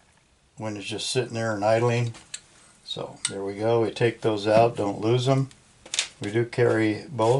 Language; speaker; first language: English; native; English